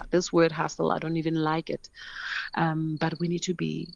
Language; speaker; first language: English; non-native, local second language; Northern Sotho